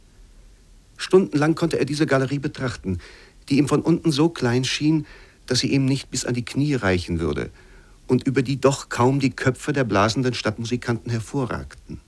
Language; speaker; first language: German; native; German